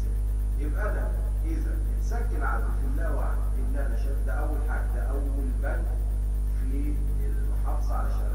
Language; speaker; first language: Arabic; native; Arabic